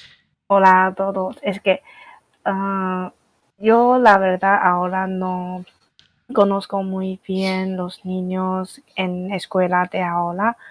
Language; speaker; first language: Spanish; non-native, fluent; Chinese